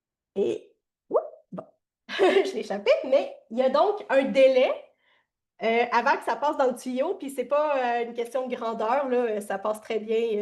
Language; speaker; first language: French; native; French